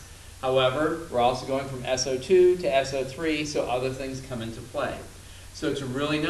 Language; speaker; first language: English; native; English